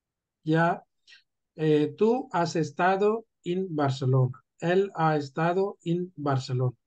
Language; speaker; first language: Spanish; non-native, fluent; Urdu